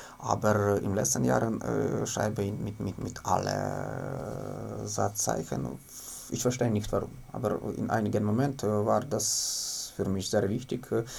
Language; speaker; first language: German; non-native, learner; Ukrainian